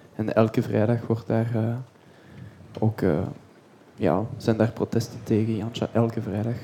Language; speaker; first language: Dutch; non-native, fluent; French